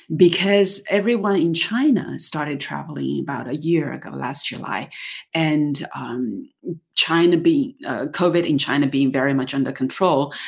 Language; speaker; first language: English; non-native, fluent; Chinese